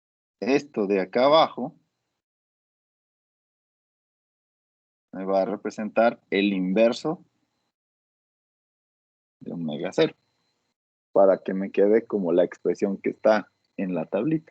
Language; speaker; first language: Spanish; native; Spanish